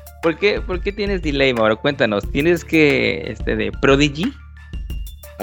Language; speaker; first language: Spanish; native; Spanish